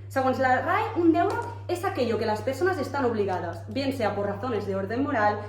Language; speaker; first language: Spanish; non-native, local second language; Catalan